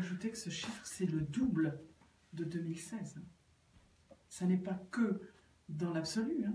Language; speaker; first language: French; native; French